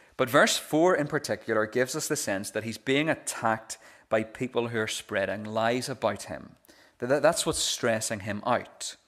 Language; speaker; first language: English; native; English